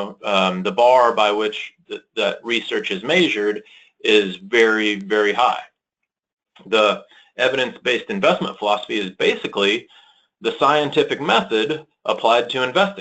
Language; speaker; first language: English; native; English